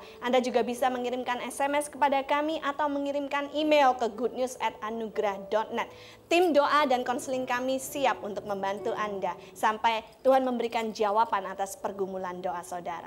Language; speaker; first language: Indonesian; native; Indonesian